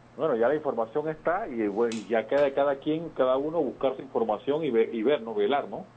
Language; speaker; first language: Spanish; native; Spanish